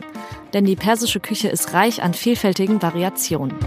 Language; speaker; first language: German; native; German